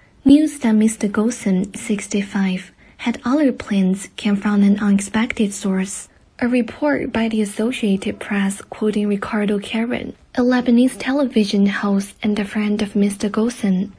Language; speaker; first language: English; non-native, fluent; Chinese